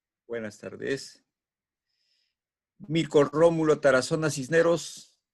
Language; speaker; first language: Spanish; native; Spanish